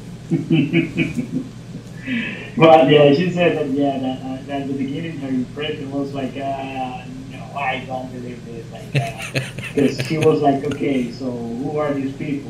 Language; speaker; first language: English; non-native, fluent; Spanish